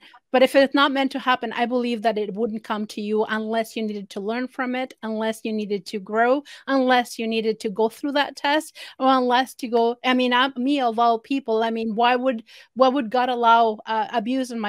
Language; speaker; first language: English; non-native, fluent; Spanish